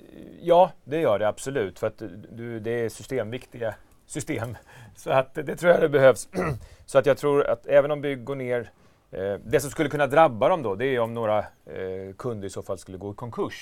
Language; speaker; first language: Swedish; native; Swedish